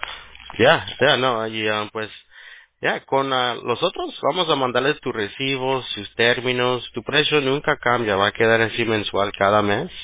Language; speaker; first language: Spanish; early bilingual, heritage; Spanish